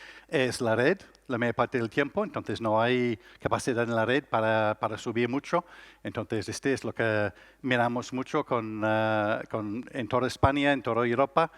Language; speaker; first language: Spanish; non-native, learner; English